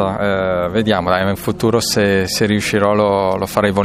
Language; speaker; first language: Italian; native; Italian